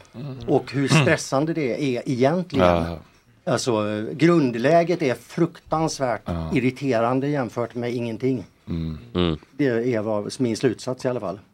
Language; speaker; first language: Swedish; native; Swedish